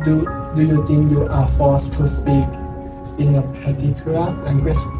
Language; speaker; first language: English; non-native, learner; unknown